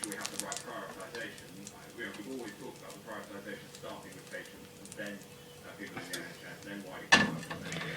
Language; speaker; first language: English; native; English